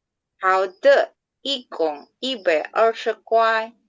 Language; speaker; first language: Chinese; non-native, learner; Indonesian